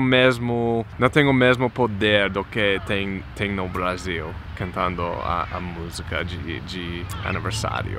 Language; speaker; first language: Portuguese; non-native, fluent; English